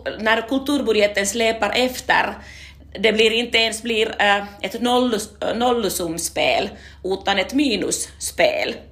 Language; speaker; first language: Swedish; non-native, local second language; Finnish